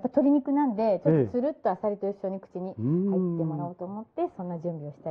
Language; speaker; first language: Japanese; native; Japanese